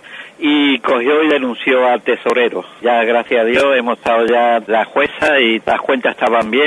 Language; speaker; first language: Spanish; native; Spanish